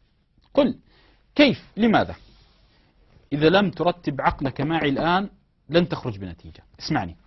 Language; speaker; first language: Arabic; native; Arabic